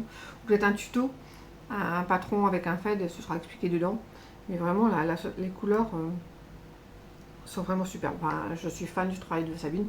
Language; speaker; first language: French; native; French